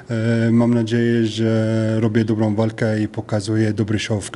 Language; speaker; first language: Polish; non-native, fluent; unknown